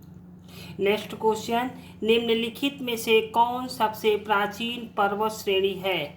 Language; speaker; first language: Hindi; native; Hindi